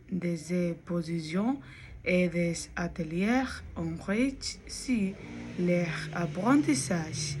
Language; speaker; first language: French; non-native, learner; Spanish